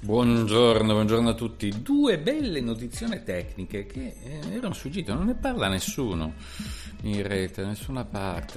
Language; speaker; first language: Italian; native; Italian